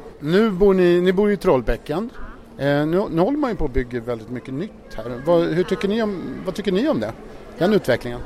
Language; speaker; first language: Swedish; native; Swedish